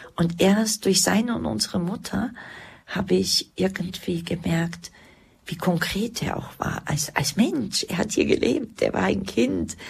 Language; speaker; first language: German; early bilingual, other home language; Croatian